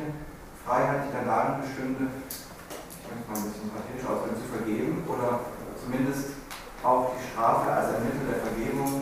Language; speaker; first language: German; native; German